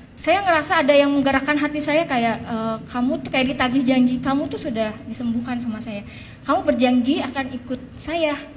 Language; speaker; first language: Indonesian; native; Indonesian